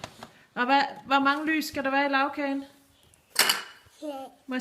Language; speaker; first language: Danish; native; Danish